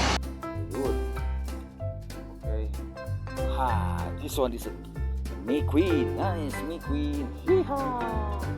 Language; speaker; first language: English; non-native, learner; Indonesian